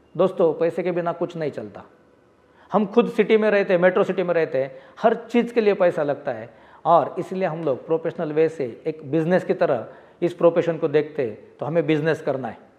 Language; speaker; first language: Hindi; non-native, local second language; Marathi